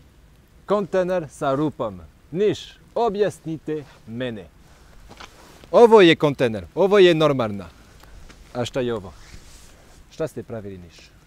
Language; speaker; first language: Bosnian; non-native, learner; French